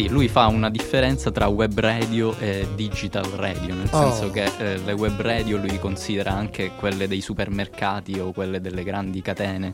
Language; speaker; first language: Italian; native; Italian